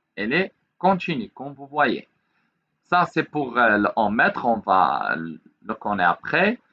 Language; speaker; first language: French; non-native, local second language; Arabic